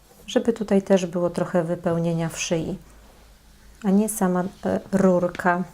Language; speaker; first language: Polish; native; Polish